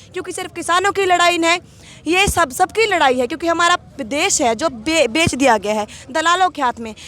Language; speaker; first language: Hindi; non-native, local second language; Punjabi